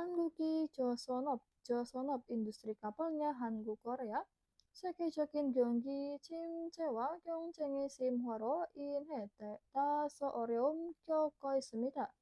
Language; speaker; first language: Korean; non-native, fluent; Indonesian